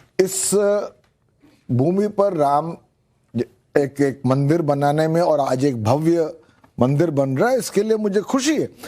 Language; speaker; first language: Hindi; native; Hindi